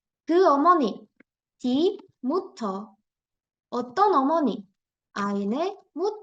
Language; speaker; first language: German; non-native, fluent; Korean